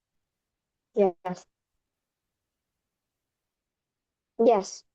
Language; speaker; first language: English; non-native, learner; Vietnamese